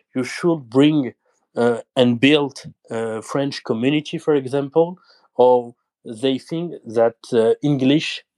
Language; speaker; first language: English; non-native, learner; French